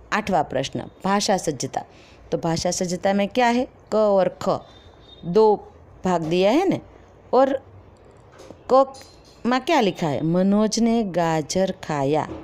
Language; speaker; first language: Hindi; non-native, local second language; Gujarati